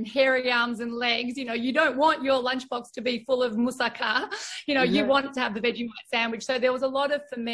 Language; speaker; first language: English; native; English